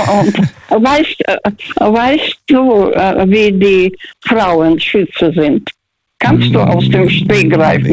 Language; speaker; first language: German; early bilingual, heritage; Russian